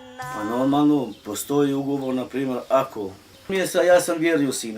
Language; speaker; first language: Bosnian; non-native, local second language; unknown